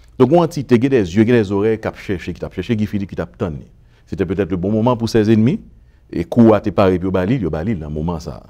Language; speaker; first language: French; non-native, local second language; Haitian Creole